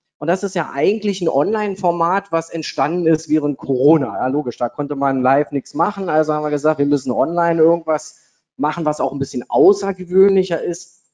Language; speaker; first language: German; native; German